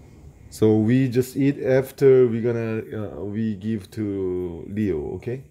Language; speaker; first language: English; non-native, learner; Korean